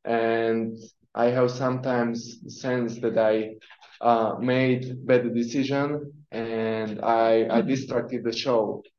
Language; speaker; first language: English; non-native, learner; Slovak